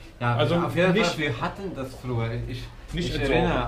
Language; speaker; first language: German; non-native, learner; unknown